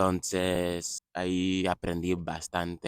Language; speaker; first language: Spanish; non-native, fluent; English